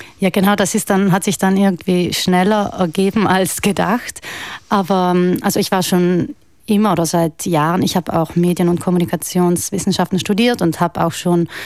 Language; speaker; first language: German; native; German